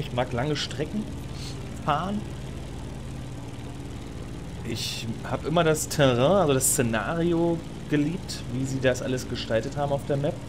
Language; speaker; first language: German; native; German